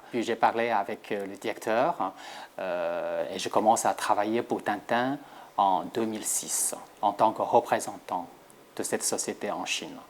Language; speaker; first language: French; non-native, fluent; Chinese